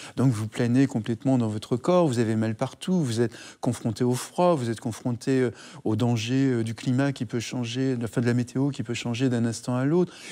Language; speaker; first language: French; native; French